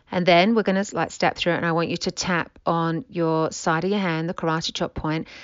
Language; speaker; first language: English; native; English